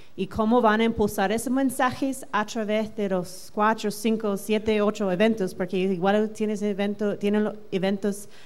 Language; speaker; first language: Spanish; non-native, fluent; English